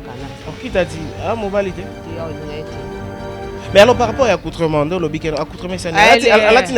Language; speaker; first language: French; non-native, local second language; Lingala